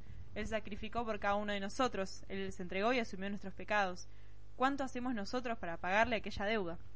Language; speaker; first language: Spanish; native; Spanish